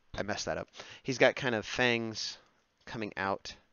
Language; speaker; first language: English; native; English